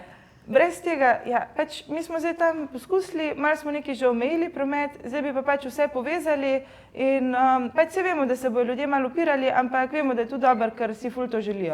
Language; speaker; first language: Slovenian; native; Slovenian